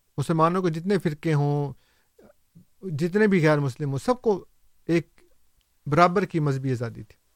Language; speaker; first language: Urdu; non-native, local second language; Punjabi